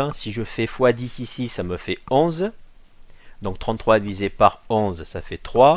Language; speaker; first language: French; native; French